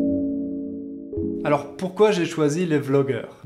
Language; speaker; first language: French; native; French